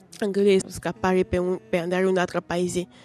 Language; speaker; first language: Italian; non-native, learner; English